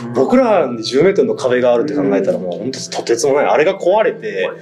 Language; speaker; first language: Japanese; native; Japanese